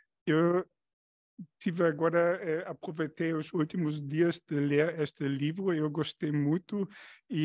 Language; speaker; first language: Portuguese; non-native, fluent; German